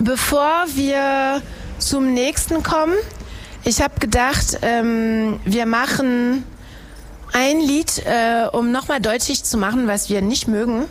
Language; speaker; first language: German; non-native, fluent; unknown